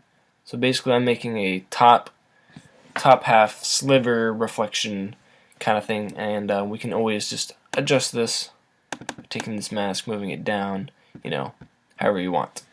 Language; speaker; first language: English; native; English